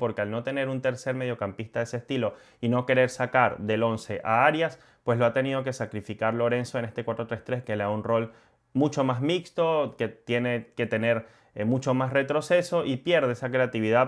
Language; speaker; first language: Spanish; native; Spanish